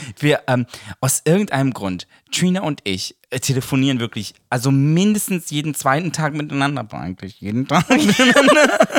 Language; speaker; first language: German; early bilingual, other home language; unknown